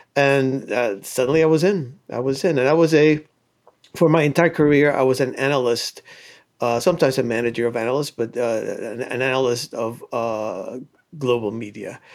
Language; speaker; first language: English; early bilingual, other home language; Spanish